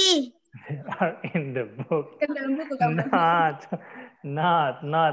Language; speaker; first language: English; non-native, learner; Indonesian